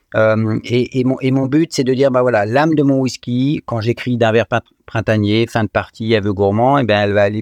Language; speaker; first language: French; native; French